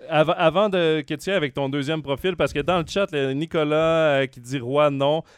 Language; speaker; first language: French; native; French